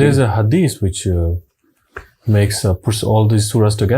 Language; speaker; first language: English; non-native, local second language; Urdu